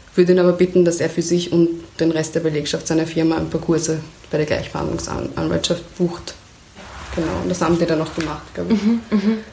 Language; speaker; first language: German; early bilingual, other home language; Persian